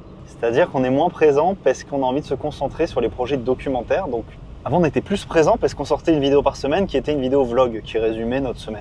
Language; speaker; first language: French; native; French